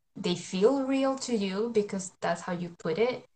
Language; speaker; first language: English; non-native, fluent; Spanish